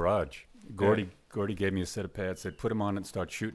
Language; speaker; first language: English; native; English